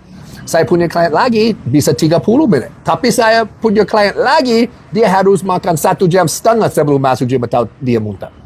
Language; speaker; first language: Indonesian; non-native, learner; English